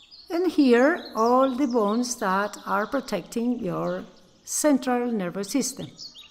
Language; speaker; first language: English; non-native, fluent; Spanish